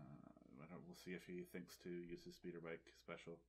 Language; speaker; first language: English; native; English